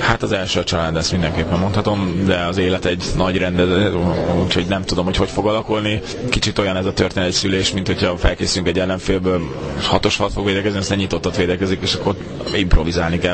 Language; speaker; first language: Hungarian; native; Hungarian